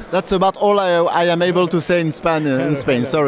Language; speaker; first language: English; non-native, fluent; French